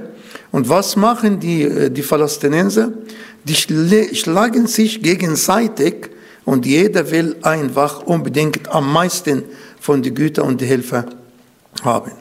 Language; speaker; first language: German; non-native, fluent; Arabic